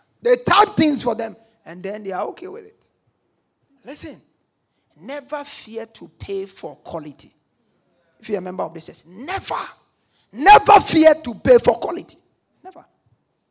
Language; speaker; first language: English; non-native, local second language; Akan